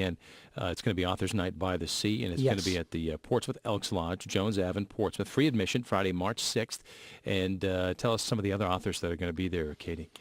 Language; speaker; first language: English; native; English